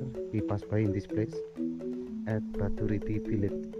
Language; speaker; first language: English; non-native, learner; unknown